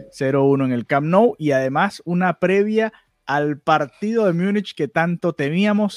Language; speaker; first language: Spanish; native; Spanish